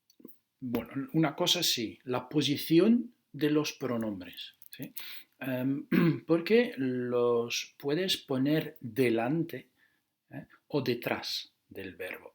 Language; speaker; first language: Spanish; non-native, fluent; Dutch